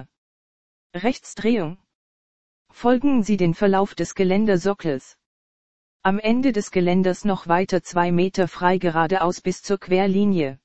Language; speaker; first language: German; native; German